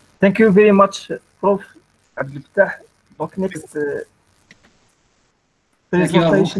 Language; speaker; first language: English; non-native, learner; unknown